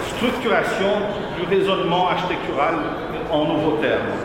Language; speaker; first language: French; non-native, fluent; Portuguese